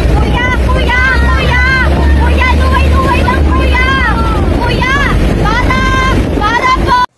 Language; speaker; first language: Filipino; non-native, local second language; Bikol